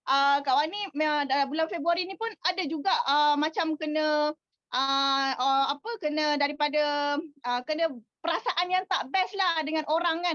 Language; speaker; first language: Malay; native; Malay